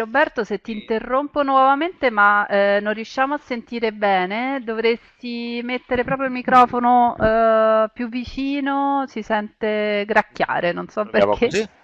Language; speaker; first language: Italian; native; Italian